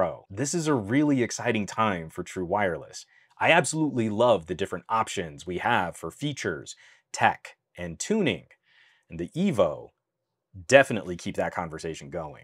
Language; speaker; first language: English; native; English